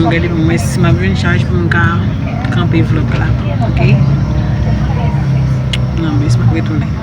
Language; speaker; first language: French; non-native, learner; Haitian Creole